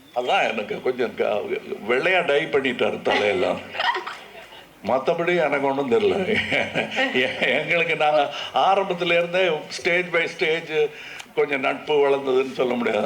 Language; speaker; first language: Tamil; native; Tamil